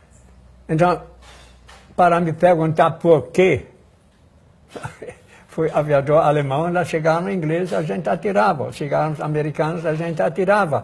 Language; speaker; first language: Portuguese; non-native, fluent; German